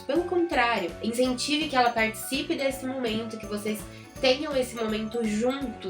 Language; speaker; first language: Portuguese; native; Portuguese